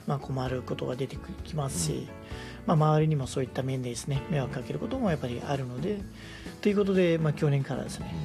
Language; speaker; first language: Japanese; non-native, fluent; Nepali